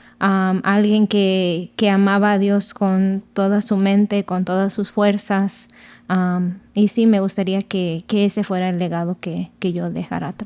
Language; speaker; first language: Spanish; early bilingual, other home language; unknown